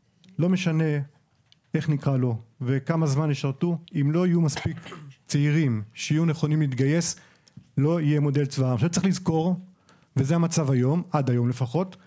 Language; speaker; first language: Hebrew; native; Hebrew